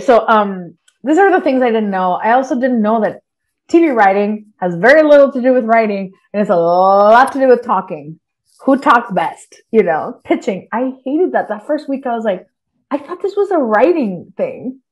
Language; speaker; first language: English; early bilingual, other home language; Spanish